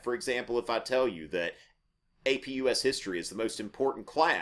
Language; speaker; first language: English; native; English